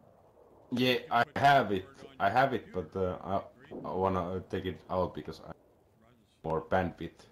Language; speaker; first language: English; non-native, learner; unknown